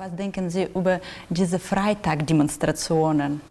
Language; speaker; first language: German; non-native, learner; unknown